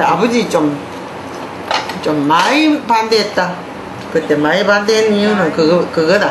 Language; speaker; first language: Korean; native; Korean